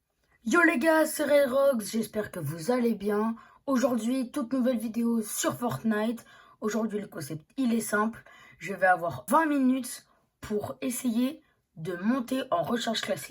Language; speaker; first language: French; native; French